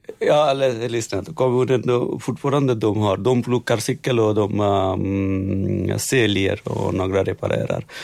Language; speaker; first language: Swedish; non-native, learner; Bangla